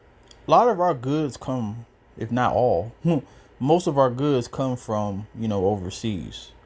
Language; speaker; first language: English; native; English